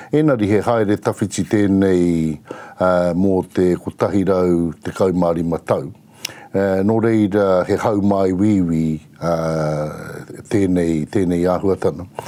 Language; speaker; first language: Māori; native; Māori